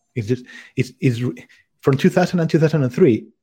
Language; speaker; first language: English; non-native, fluent; Spanish